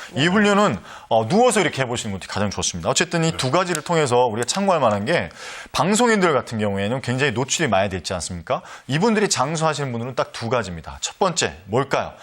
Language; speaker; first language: Korean; native; Korean